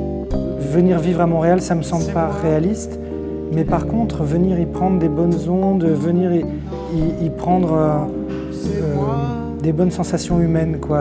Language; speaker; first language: French; native; French